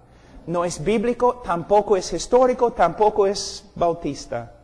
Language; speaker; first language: Spanish; non-native, fluent; English